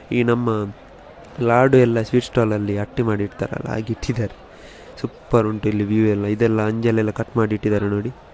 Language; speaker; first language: Kannada; non-native, local second language; Tulu